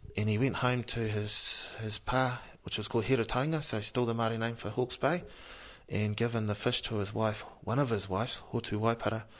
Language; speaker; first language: English; native; English